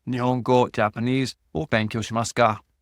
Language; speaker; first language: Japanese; non-native, fluent; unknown